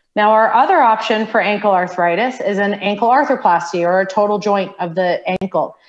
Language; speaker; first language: English; native; English